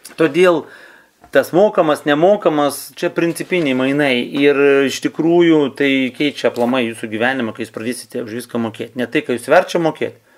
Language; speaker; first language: Lithuanian; non-native, local second language; Russian